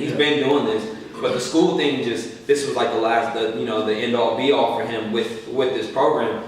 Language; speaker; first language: English; native; English